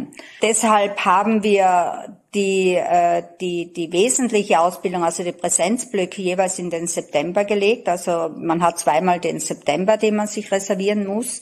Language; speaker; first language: German; native; German